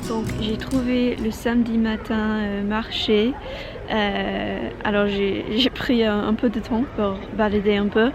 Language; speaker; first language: French; non-native, learner; English